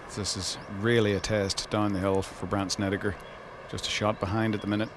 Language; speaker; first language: English; native; English